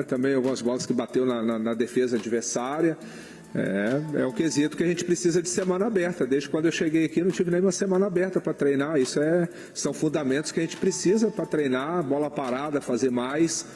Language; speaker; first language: Portuguese; native; Portuguese